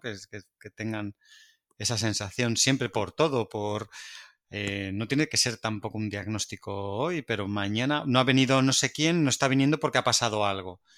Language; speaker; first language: Spanish; native; Spanish